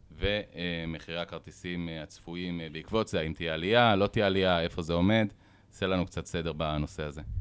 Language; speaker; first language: Hebrew; native; Hebrew